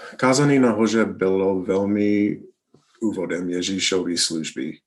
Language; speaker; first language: Czech; non-native, learner; English